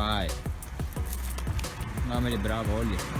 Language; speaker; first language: Italian; native; Italian